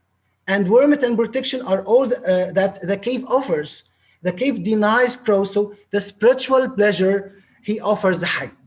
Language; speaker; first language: English; non-native, local second language; Arabic